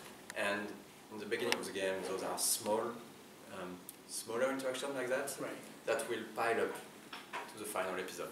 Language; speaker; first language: English; non-native, fluent; French